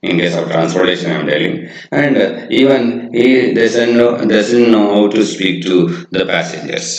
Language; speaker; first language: English; non-native, local second language; Kannada